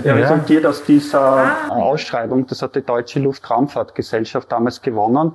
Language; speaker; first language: German; native; German